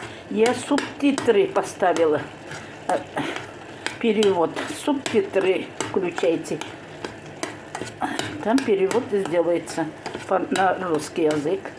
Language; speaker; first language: Russian; non-native, local second language; Tatar